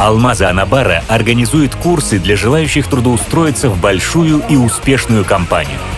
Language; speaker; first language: Russian; native; Russian